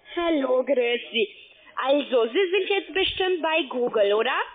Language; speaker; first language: German; non-native, learner; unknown